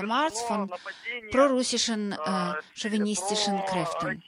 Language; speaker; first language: German; non-native, fluent; Russian